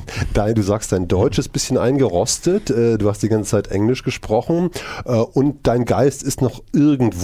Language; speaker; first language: German; native; German